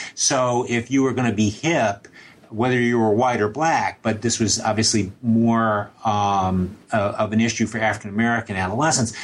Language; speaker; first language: English; native; English